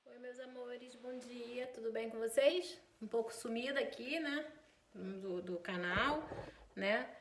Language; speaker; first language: Portuguese; native; Portuguese